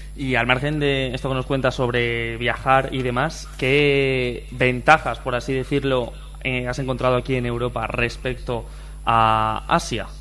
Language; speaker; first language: Spanish; native; Spanish